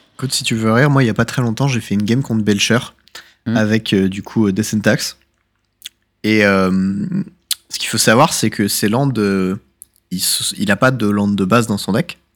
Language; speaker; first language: French; native; French